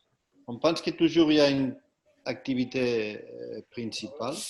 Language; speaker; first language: French; non-native, fluent; Catalan